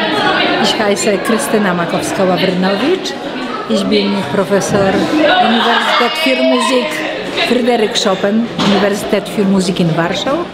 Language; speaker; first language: German; non-native, fluent; Polish